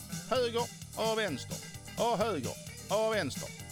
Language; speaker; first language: Swedish; native; Swedish